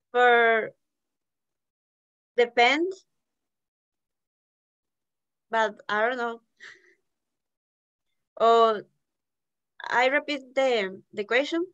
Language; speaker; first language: English; non-native, learner; Spanish